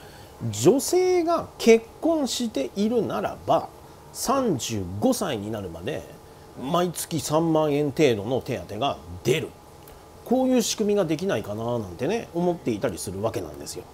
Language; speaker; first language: Japanese; native; Japanese